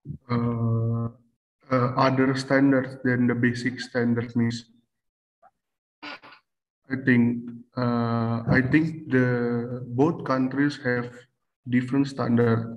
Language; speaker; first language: English; non-native, fluent; Indonesian